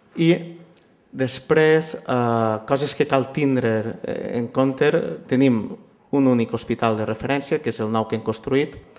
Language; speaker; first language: Catalan; native; Catalan